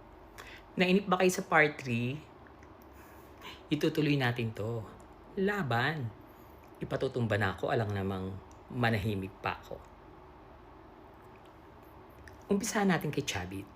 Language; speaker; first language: Filipino; native; Filipino